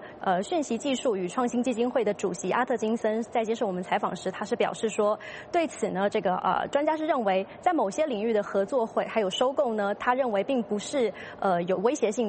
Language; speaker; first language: Chinese; native; Chinese